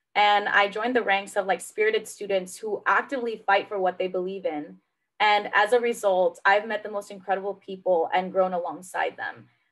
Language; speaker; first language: English; native; English